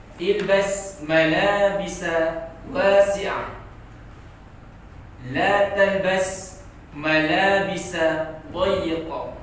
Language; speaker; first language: Arabic; non-native, learner; Indonesian